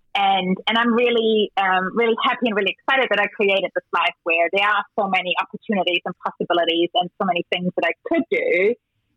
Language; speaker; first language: English; non-native, fluent; German